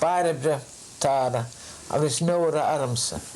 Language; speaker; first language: Irish; native; Irish